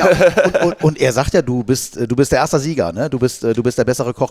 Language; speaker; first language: German; native; German